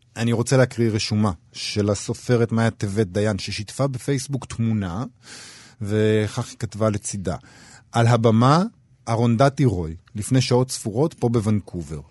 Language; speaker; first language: Hebrew; native; Hebrew